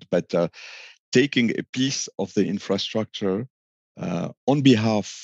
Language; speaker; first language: English; non-native, fluent; French